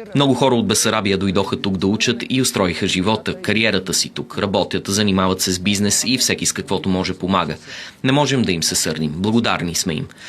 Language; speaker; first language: Bulgarian; early bilingual, heritage; Bulgarian